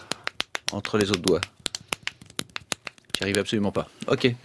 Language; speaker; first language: French; native; French